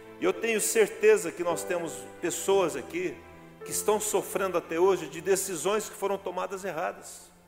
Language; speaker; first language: Portuguese; native; Portuguese